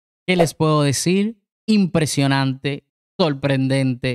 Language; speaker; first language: Spanish; native; Spanish